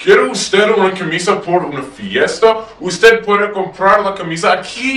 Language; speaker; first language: Spanish; non-native, learner; English